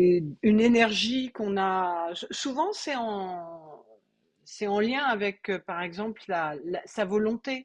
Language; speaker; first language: French; native; French